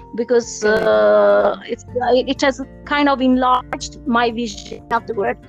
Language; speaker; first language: English; non-native, fluent; Italian